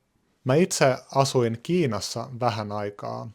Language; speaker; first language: Finnish; native; Finnish